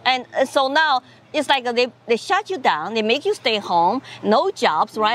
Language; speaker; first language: English; non-native, fluent; Chinese